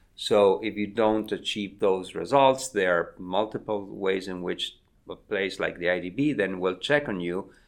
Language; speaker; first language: English; non-native, fluent; Spanish